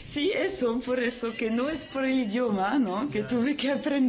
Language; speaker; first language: Spanish; early bilingual, heritage; French